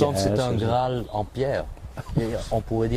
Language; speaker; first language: French; non-native, fluent; English